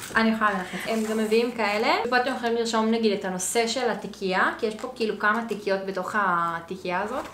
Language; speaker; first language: Hebrew; native; Hebrew